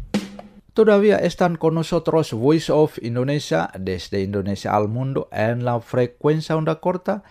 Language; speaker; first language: Spanish; non-native, fluent; Indonesian